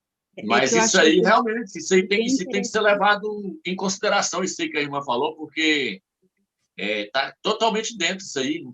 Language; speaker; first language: Portuguese; native; Portuguese